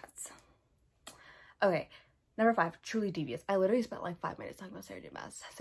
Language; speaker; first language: English; native; English